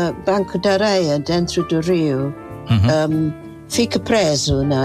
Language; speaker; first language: Portuguese; non-native, fluent; English